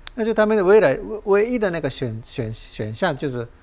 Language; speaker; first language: Chinese; non-native, fluent; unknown